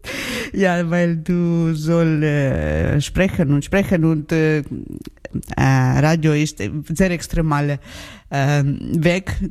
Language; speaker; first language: German; non-native, learner; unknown